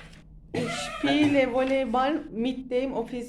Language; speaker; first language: German; non-native, learner; Turkish